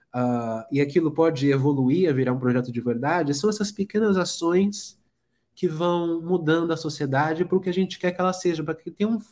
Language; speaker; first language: Portuguese; native; Portuguese